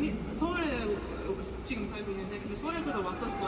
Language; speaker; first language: Korean; non-native, fluent; German